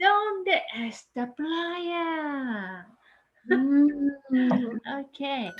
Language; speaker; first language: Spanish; non-native, learner; Japanese